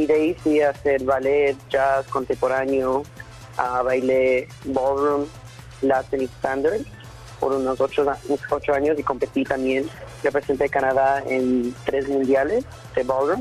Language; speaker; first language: Spanish; early bilingual, heritage; Spanish